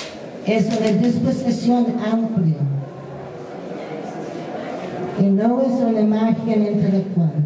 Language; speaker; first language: Spanish; non-native, fluent; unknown